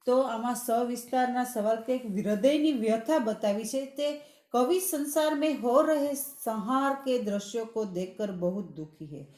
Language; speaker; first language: Hindi; non-native, local second language; Gujarati